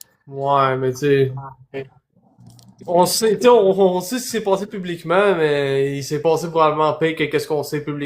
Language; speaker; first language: French; native; French